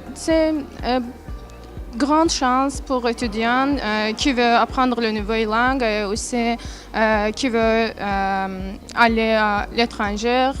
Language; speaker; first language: French; non-native, learner; Azerbaijani